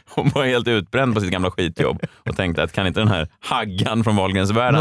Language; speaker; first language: Swedish; native; Swedish